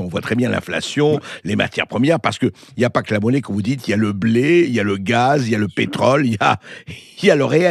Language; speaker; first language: French; native; French